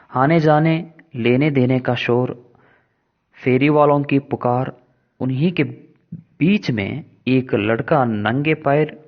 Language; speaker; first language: Hindi; non-native, local second language; Kannada